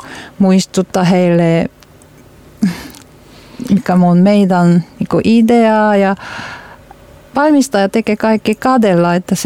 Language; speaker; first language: Finnish; non-native, learner; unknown